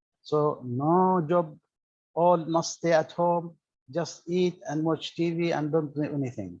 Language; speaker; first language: English; non-native, fluent; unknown